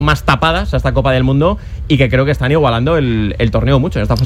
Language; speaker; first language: Spanish; native; Spanish